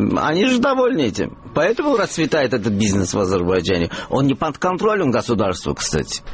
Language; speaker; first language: Russian; non-native, local second language; Azerbaijani